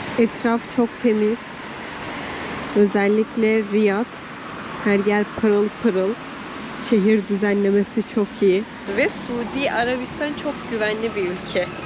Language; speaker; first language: Turkish; native; Turkish